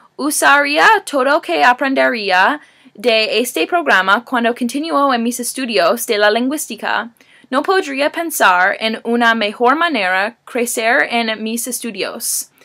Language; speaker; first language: Spanish; non-native, learner; English